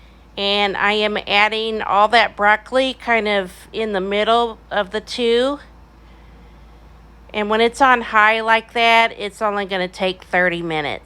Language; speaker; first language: English; native; English